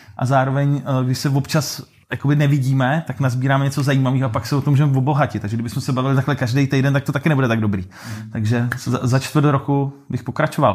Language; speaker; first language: Czech; native; Czech